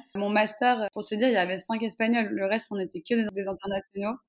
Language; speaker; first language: French; native; French